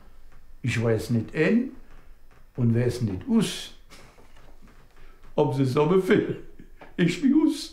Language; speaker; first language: German; non-native, local second language; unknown